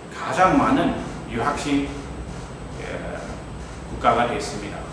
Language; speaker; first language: Korean; non-native, fluent; Chinese